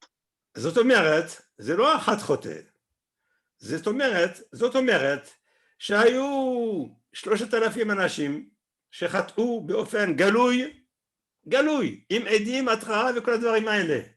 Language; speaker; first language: Hebrew; non-native, fluent; French